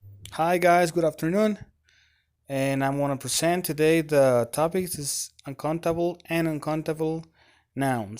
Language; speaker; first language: English; non-native, fluent; Spanish